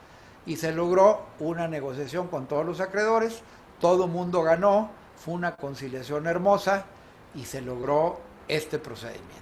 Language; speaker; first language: Spanish; native; Spanish